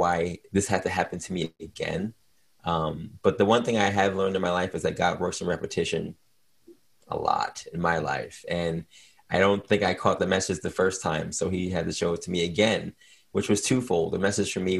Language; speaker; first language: English; native; English